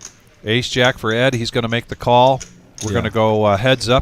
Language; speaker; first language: English; native; English